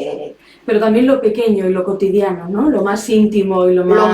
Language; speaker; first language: Spanish; native; Spanish